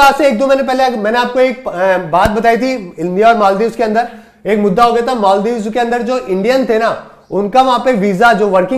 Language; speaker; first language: Hindi; native; Hindi